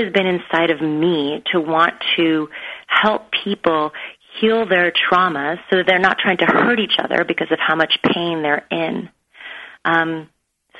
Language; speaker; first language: English; native; English